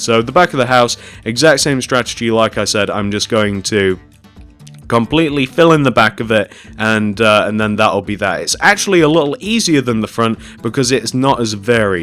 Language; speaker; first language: English; native; English